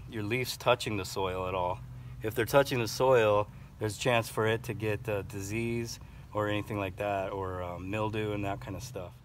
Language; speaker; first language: English; native; English